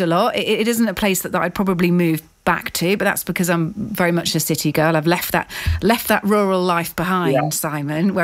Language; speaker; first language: English; native; English